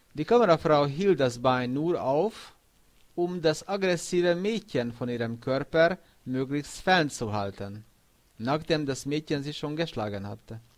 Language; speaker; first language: German; non-native, fluent; Hungarian